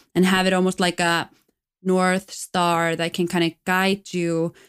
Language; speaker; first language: English; non-native, fluent; Icelandic